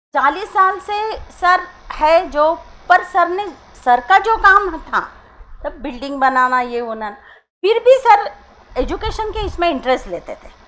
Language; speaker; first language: Hindi; non-native, local second language; Marathi